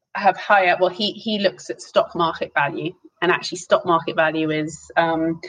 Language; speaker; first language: English; native; English